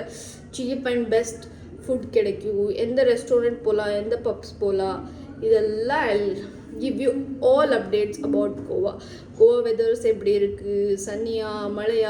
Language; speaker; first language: Tamil; early bilingual, heritage; Tamil